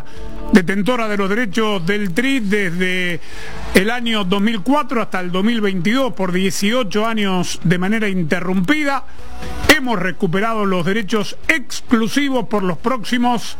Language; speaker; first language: Spanish; native; Spanish